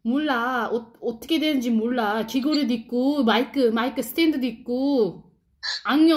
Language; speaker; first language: Korean; non-native, fluent; Uzbek